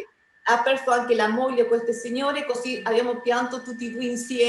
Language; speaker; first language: Italian; early bilingual, heritage; Spanish